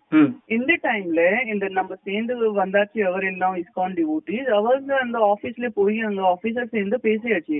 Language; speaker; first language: Tamil; non-native, fluent; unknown